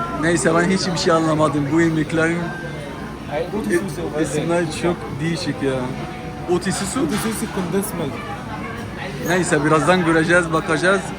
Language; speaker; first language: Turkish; non-native, fluent; Arabic